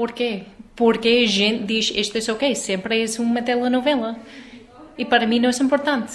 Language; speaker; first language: Portuguese; non-native, learner; English